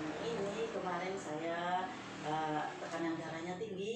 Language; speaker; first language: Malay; non-native, local second language; Javanese